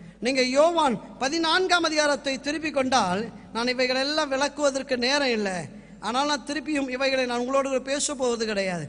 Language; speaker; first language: Tamil; native; Tamil